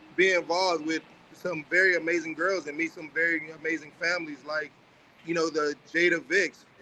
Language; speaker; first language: English; native; English